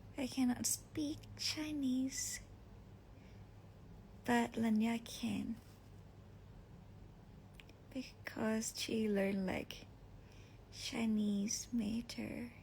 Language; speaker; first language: English; non-native, learner; Thai